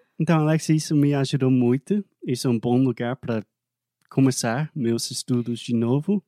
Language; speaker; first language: Portuguese; non-native, fluent; English